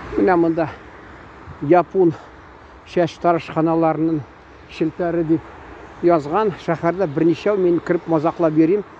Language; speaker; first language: Tatar; native; Tatar